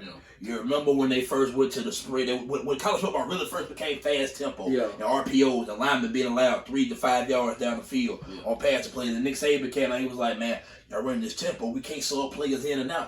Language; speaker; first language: English; native; English